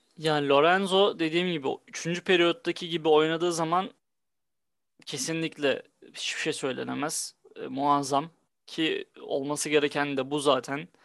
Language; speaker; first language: Turkish; native; Turkish